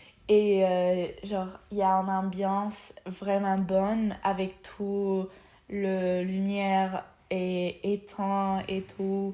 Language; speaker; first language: French; non-native, learner; Spanish